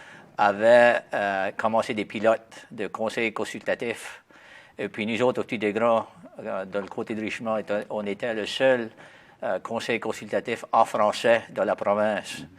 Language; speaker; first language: French; native; French